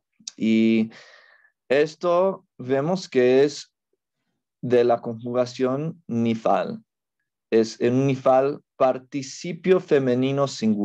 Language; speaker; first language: Spanish; non-native, fluent; English